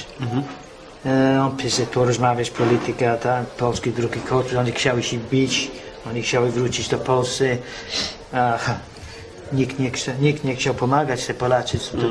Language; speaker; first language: Polish; early bilingual, heritage; English